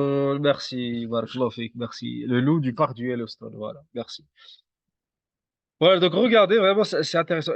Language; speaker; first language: French; native; French